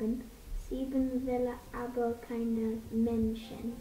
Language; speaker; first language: German; non-native, learner; English